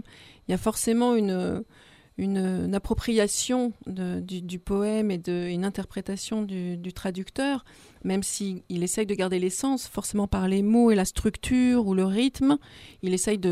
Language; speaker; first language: French; native; French